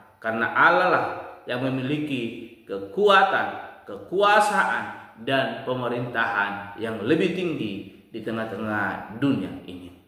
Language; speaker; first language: Indonesian; native; Indonesian